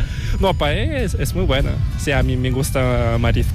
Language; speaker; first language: Spanish; non-native, fluent; Korean